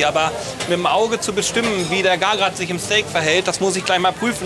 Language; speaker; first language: German; native; German